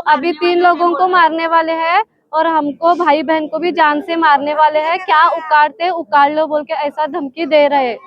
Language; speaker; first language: Hindi; non-native, local second language; Marathi